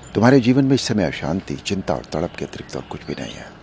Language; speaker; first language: Hindi; native; Hindi